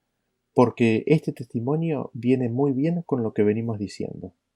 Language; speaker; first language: Spanish; native; Spanish